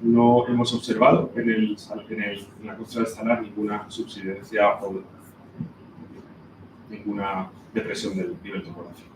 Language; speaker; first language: Spanish; native; Spanish